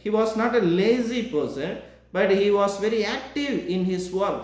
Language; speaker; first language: English; non-native, local second language; Tamil